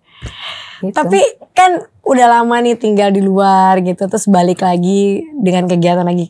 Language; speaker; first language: Indonesian; native; Indonesian